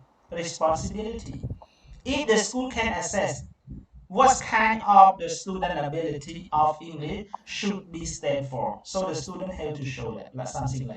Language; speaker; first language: English; non-native, learner; Khmer